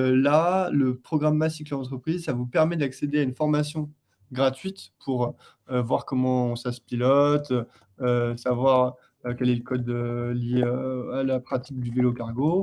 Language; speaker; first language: French; native; French